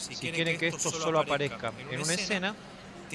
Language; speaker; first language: Spanish; native; Spanish